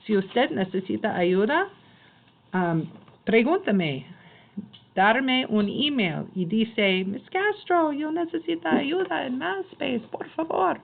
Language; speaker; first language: Spanish; non-native, learner; English